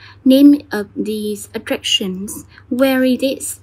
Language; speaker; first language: English; non-native, fluent; Vietnamese